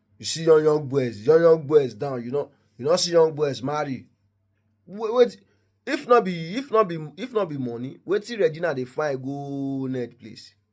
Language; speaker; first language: Nigerian Pidgin; non-native, local second language; Yoruba